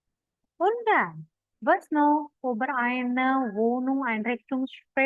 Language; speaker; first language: German; non-native, fluent; Indonesian